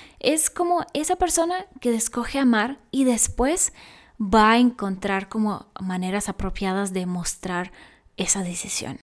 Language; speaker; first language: Spanish; non-native, fluent; Russian